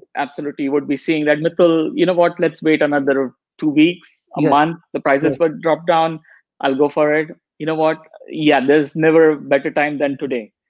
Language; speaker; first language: English; non-native, local second language; Gujarati